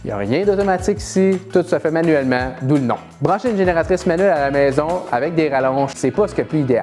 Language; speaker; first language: French; native; French